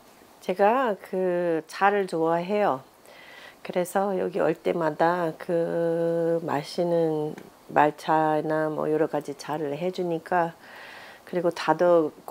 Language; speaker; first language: Korean; non-native, fluent; English